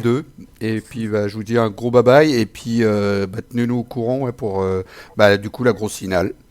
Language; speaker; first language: French; native; French